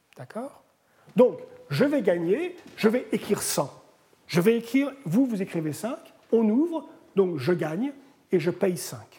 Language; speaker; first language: French; native; French